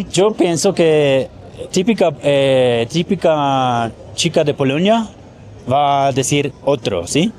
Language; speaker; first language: Spanish; non-native, learner; Polish